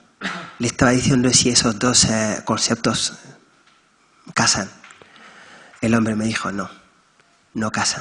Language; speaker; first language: Spanish; non-native, fluent; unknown